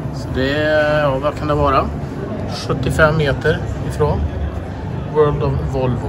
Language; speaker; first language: Swedish; native; Swedish